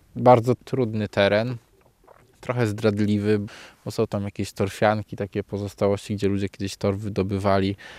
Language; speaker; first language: Polish; native; Polish